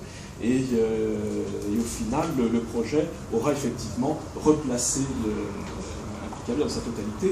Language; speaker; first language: French; native; French